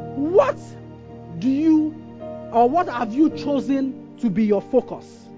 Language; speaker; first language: English; non-native, local second language; Yoruba